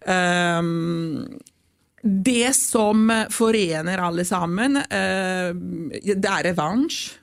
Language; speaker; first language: Norwegian; non-native, fluent; Italian